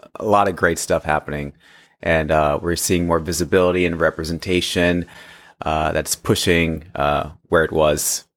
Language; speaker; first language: English; early bilingual, other home language; Hindi